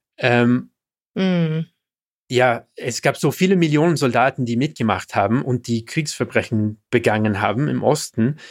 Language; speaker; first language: German; non-native, fluent; English